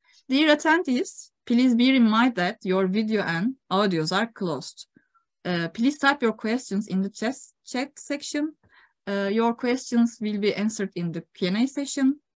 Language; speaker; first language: English; non-native, fluent; Turkish